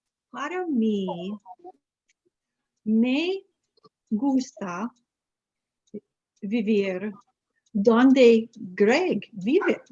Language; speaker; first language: Spanish; non-native, learner; English